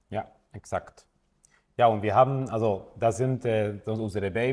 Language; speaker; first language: German; non-native, fluent; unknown